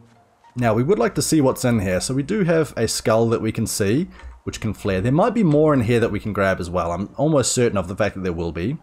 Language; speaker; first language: English; native; English